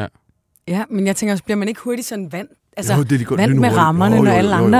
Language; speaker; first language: Danish; native; Danish